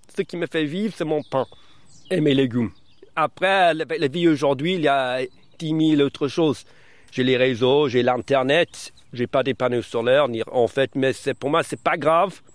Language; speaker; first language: French; early bilingual, other home language; English